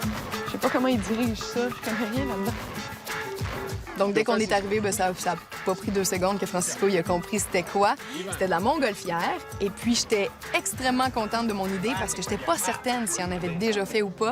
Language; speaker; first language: French; native; French